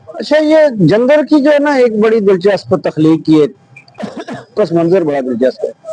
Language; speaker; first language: Urdu; non-native, local second language; Northern Hindko